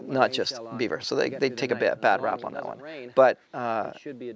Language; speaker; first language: English; native; English